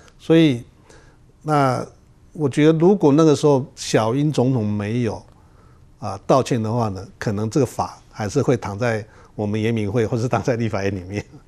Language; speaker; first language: Chinese; non-native, local second language; Amis